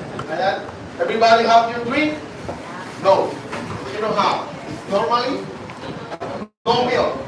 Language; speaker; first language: English; non-native, learner; Spanish